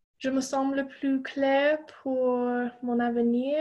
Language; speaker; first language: French; non-native, fluent; English